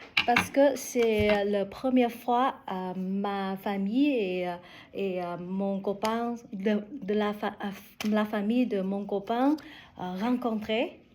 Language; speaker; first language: French; non-native, learner; Vietnamese